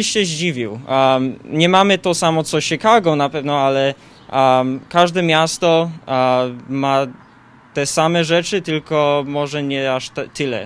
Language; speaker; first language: Polish; early bilingual, heritage; Polish